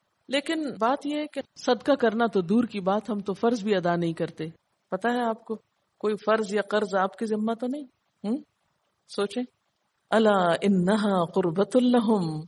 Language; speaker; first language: Urdu; native; Urdu